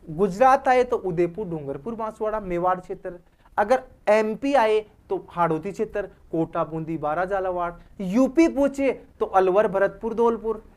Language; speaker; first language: Hindi; native; Hindi